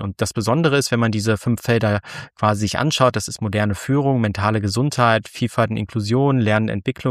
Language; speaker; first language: German; native; German